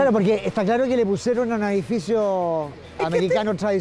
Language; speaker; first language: Spanish; native; Spanish